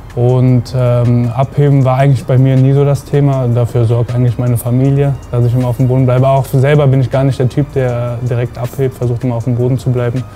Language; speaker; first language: German; native; German